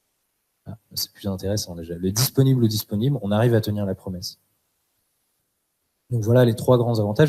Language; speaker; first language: French; native; French